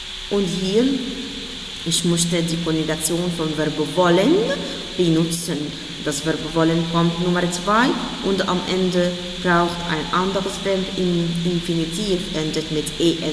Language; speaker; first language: German; non-native, fluent; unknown